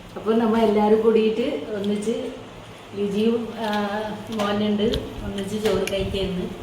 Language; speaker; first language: Malayalam; non-native, fluent; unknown